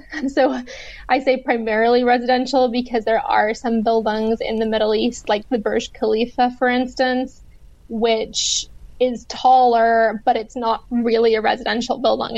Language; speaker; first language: English; native; English